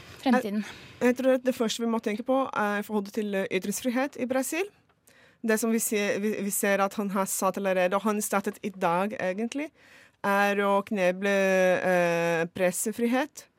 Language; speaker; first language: Norwegian; non-native, fluent; Portuguese